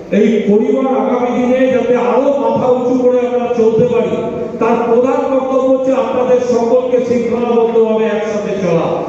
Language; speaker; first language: Bangla; native; Bangla